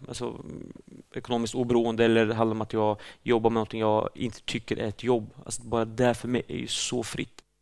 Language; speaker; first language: Swedish; early bilingual, other home language; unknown